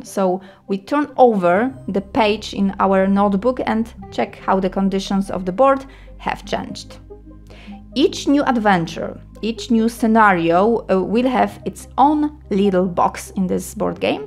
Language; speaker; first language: English; non-native, fluent; Polish